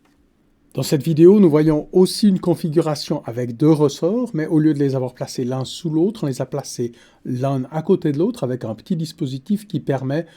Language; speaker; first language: French; native; French